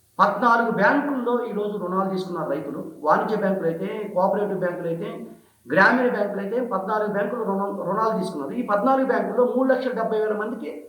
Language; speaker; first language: Telugu; native; Telugu